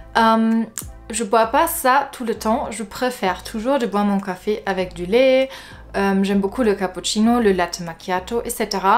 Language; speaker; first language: French; non-native, fluent; German